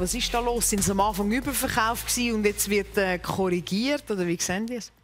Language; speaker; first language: German; native; German